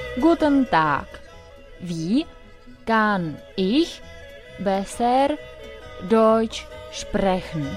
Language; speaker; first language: German; non-native, fluent; Czech